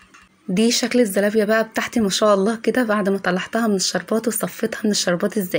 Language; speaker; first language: Arabic; native; Arabic